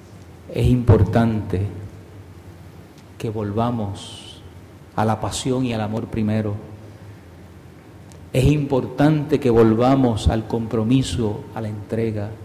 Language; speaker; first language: Spanish; native; Spanish